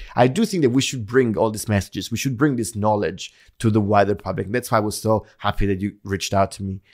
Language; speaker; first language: English; non-native, fluent; Italian